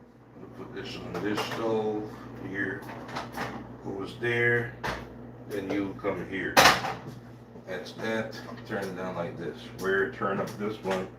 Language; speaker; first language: English; native; English